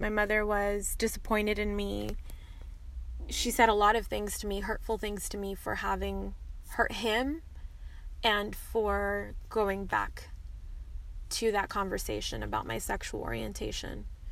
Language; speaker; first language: English; early bilingual, other home language; Spanish